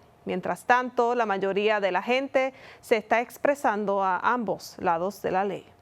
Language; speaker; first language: Spanish; native; Spanish